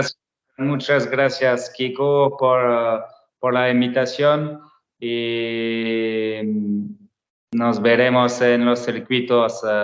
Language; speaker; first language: Spanish; non-native, learner; French